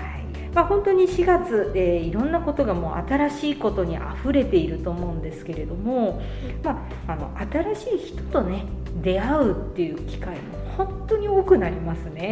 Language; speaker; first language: Japanese; native; Japanese